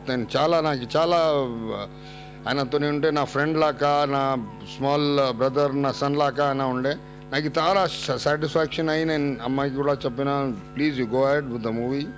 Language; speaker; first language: Telugu; non-native, local second language; Urdu